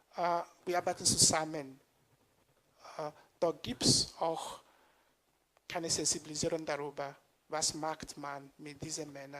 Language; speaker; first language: German; non-native, fluent; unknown